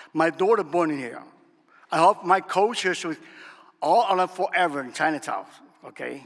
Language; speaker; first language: English; non-native, learner; Vietnamese